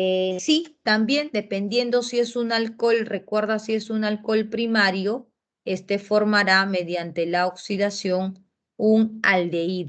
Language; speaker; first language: Spanish; native; Spanish